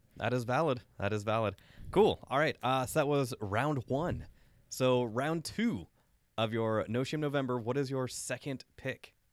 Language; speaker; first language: English; native; English